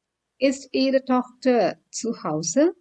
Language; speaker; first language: German; non-native, fluent; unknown